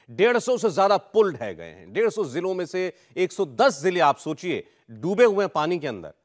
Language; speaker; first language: Hindi; native; Hindi